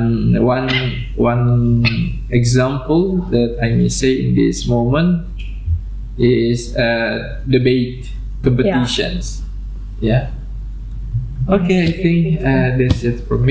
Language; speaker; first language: English; non-native, fluent; Indonesian